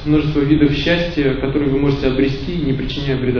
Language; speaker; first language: Russian; native; Russian